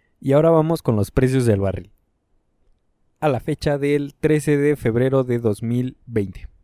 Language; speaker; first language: Spanish; native; Spanish